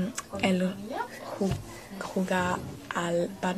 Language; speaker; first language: Spanish; non-native, learner; English